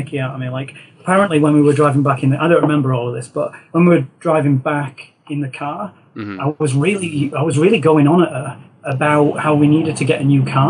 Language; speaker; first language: English; native; English